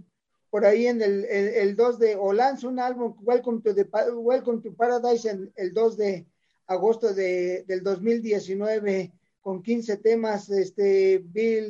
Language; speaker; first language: Spanish; native; Spanish